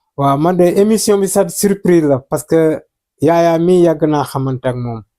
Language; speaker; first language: Wolof; non-native, local second language; Fula